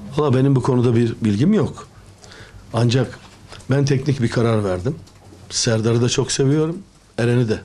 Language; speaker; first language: Turkish; native; Turkish